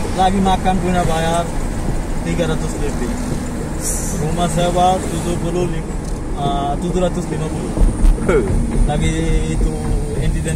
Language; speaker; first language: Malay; non-native, learner; Bangla